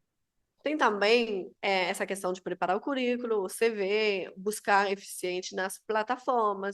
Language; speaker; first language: Portuguese; non-native, fluent; Spanish